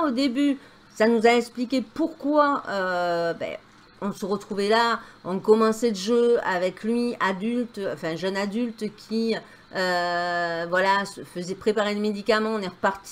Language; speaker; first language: French; native; French